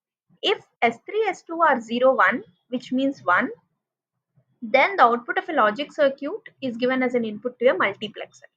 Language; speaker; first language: English; non-native, local second language; Telugu